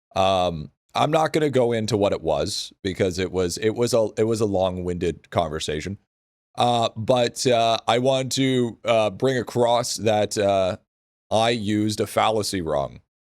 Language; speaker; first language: English; native; English